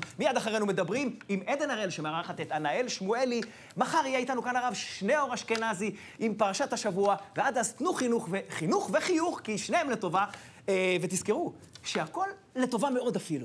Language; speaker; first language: Hebrew; native; Hebrew